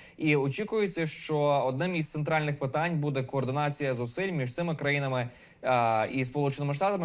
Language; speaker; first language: Ukrainian; native; Ukrainian